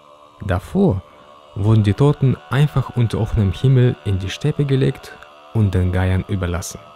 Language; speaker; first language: German; native; German